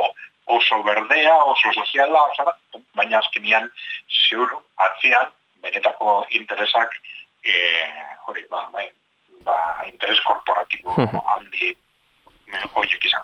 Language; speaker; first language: Basque; native; Basque